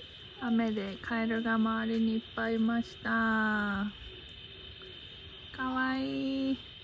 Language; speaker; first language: Japanese; native; Japanese